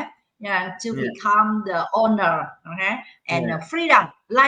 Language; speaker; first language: English; non-native, learner; Vietnamese